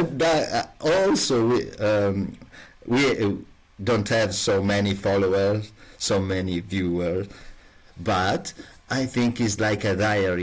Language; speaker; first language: English; non-native, learner; Italian